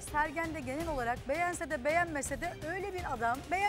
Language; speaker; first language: Turkish; native; Turkish